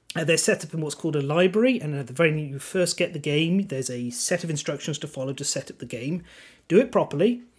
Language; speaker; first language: English; non-native, local second language; Welsh